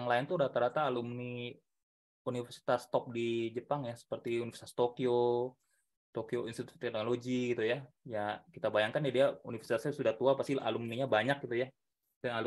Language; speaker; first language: Indonesian; native; Indonesian